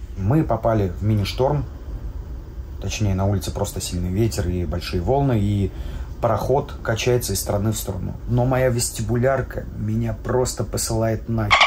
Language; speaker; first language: Russian; native; Russian